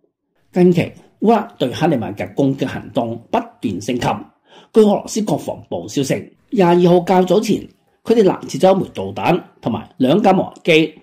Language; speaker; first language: Chinese; non-native, local second language; Cantonese